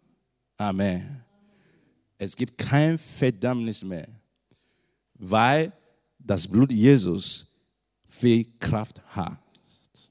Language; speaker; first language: German; non-native, learner; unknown